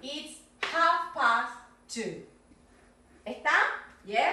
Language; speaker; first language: English; non-native, fluent; Spanish